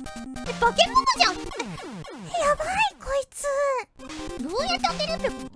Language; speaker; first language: Japanese; native; Japanese